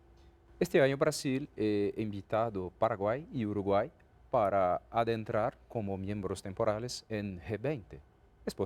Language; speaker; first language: Spanish; non-native, fluent; Portuguese